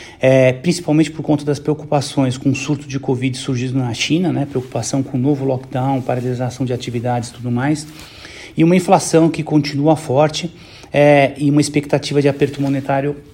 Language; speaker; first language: Portuguese; native; Portuguese